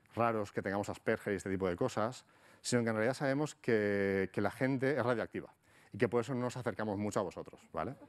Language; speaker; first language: Spanish; native; Spanish